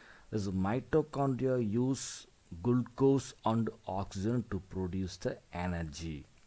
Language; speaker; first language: English; non-native, local second language; Tamil